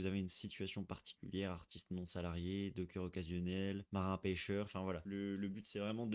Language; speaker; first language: French; native; French